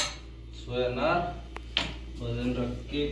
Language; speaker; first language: Arabic; non-native, learner; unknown